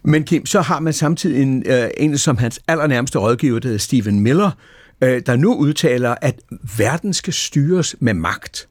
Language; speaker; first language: Danish; native; Danish